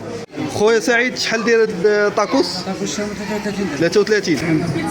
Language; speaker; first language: Arabic; native; Arabic